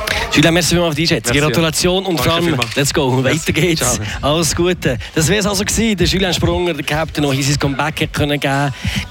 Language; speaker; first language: German; native; German